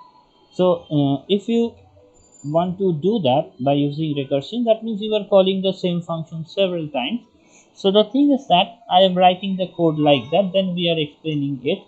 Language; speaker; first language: English; non-native, local second language; Bangla